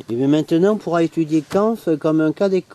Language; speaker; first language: French; native; French